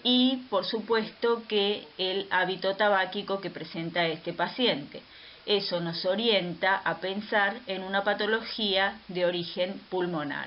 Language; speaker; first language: Spanish; native; Spanish